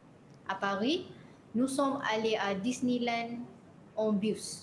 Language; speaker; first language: French; non-native, learner; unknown